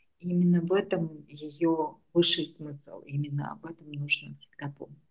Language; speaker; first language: Russian; non-native, local second language; Armenian